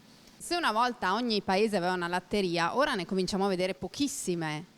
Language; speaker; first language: Italian; native; Italian